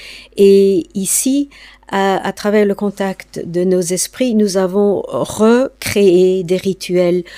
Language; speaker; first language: French; non-native, fluent; English